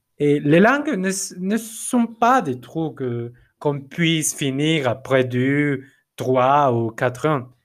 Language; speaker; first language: French; non-native, fluent; Spanish